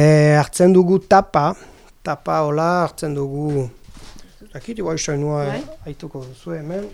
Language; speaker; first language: Basque; non-native, learner; French